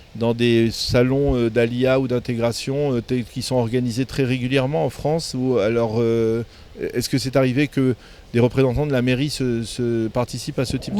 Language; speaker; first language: French; native; French